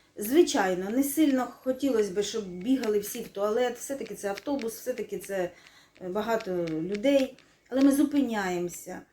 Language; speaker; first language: Ukrainian; non-native, local second language; Russian